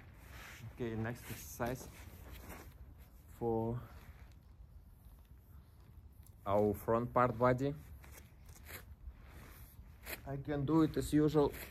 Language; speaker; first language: English; non-native, learner; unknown